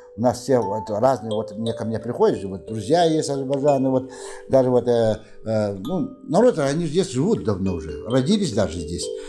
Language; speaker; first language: Russian; non-native, local second language; Yakut